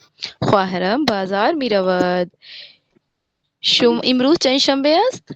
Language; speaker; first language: Persian; non-native, learner; Urdu